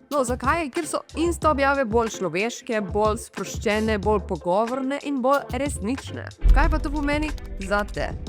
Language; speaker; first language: Slovenian; early bilingual, heritage; Portuguese